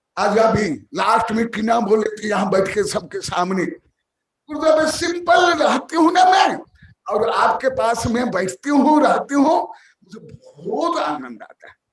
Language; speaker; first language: Hindi; non-native, local second language; Odia